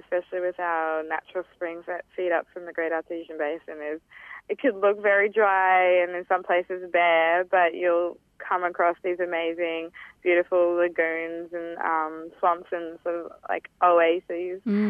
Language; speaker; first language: English; native; English